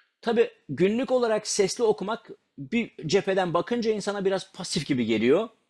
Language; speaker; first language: Turkish; non-native, local second language; Kurdish